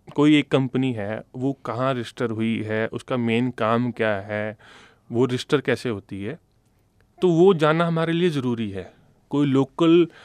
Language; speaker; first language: Hindi; non-native, local second language; Punjabi